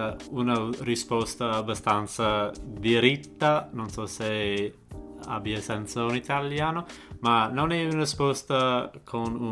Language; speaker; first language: Italian; non-native, fluent; English